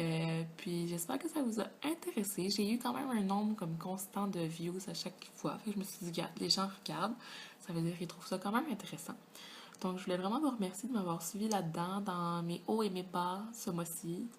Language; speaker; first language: French; native; French